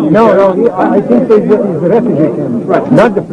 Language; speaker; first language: English; non-native, learner; Bosnian